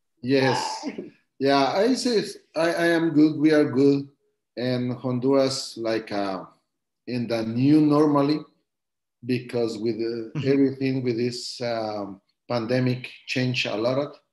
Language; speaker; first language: English; non-native, learner; Spanish